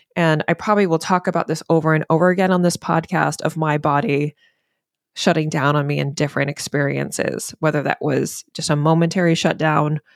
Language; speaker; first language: English; native; English